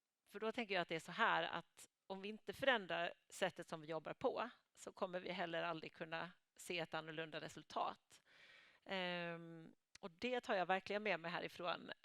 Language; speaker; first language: Swedish; native; Swedish